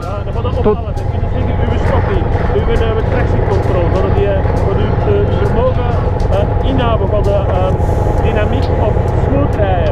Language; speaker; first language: Dutch; native; Dutch